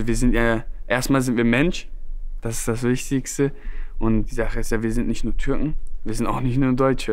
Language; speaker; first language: German; early bilingual, other home language; Turkish